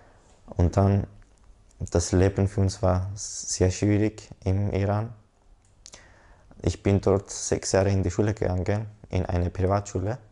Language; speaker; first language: German; non-native, learner; Persian